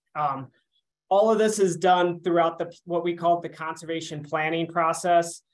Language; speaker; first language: English; native; English